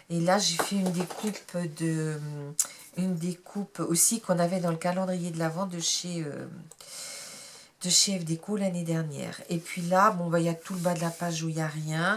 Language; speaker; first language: French; native; French